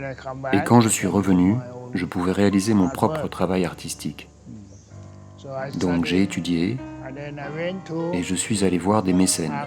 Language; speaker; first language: French; non-native, learner; Thai